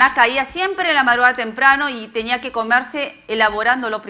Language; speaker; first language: Spanish; native; Spanish